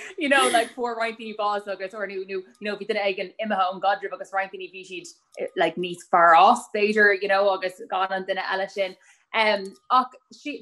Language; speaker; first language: Irish; native; Irish